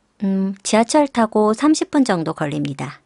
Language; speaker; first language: Chinese; non-native, fluent; Korean